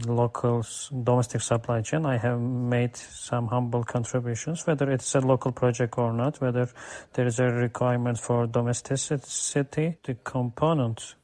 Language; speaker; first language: English; non-native, fluent; Turkish